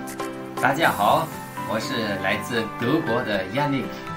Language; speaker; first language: Chinese; non-native, fluent; German